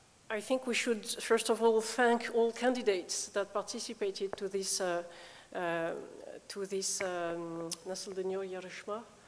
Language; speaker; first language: English; non-native, fluent; French